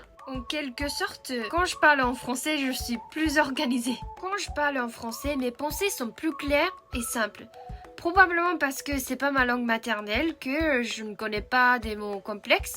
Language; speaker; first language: French; non-native, fluent; Japanese